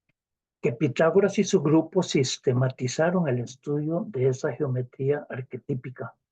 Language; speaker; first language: Spanish; native; Spanish